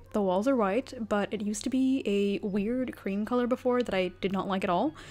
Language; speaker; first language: English; native; English